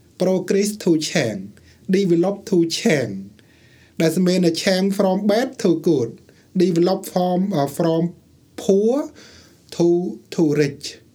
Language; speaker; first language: English; non-native, learner; Khmer